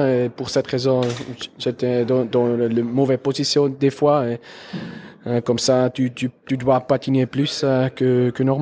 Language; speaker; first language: French; non-native, local second language; German